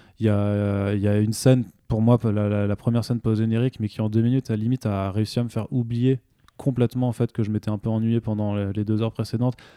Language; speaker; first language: French; native; French